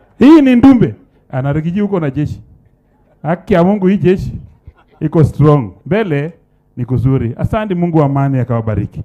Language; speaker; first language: Swahili; non-native, local second language; Luyia